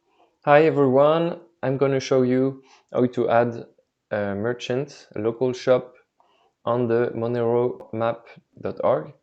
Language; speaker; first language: English; non-native, fluent; French